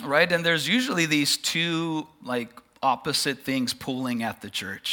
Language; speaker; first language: English; native; English